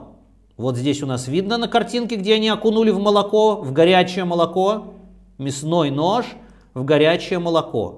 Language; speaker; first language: Russian; native; Russian